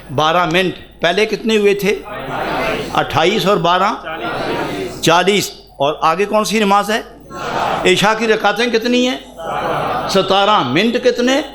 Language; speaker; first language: Urdu; non-native, local second language; Punjabi